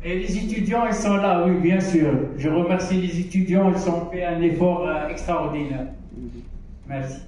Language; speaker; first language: French; non-native, local second language; Arabic